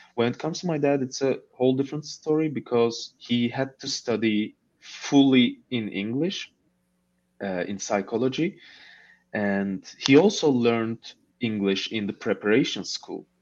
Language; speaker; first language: English; non-native, fluent; Turkish